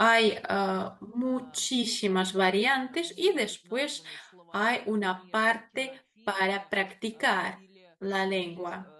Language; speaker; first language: Spanish; non-native, fluent; Russian